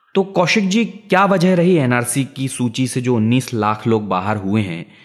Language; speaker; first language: Hindi; native; Hindi